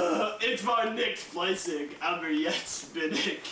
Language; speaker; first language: German; non-native, learner; English